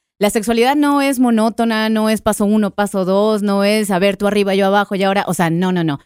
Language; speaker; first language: Spanish; native; Spanish